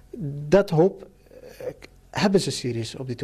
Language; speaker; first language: Dutch; non-native, fluent; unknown